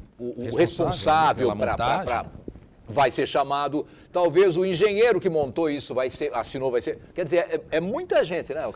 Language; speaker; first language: Portuguese; native; Portuguese